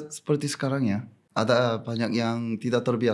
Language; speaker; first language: Indonesian; non-native, fluent; Korean